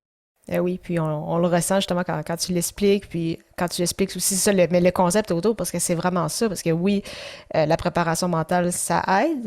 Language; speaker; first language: French; native; French